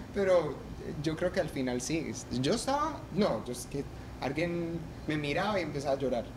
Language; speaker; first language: Spanish; early bilingual, heritage; Spanish